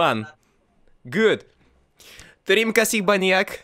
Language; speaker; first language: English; non-native, learner; Russian